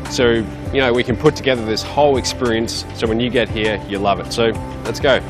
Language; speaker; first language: English; native; English